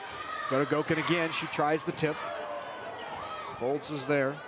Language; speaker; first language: English; native; English